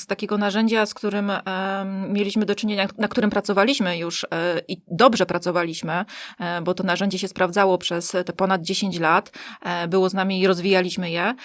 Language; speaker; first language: Polish; native; Polish